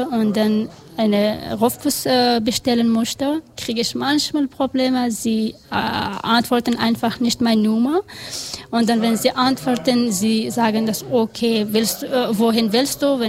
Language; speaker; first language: German; non-native, learner; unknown